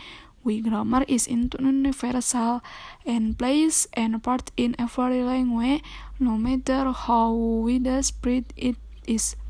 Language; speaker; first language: English; non-native, learner; Indonesian